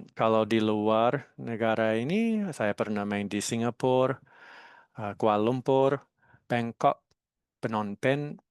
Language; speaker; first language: Indonesian; non-native, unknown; English